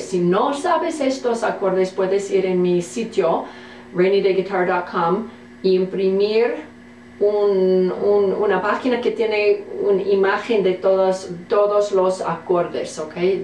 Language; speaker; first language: Spanish; non-native, fluent; English